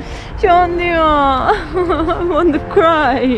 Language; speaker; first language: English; non-native, learner; Armenian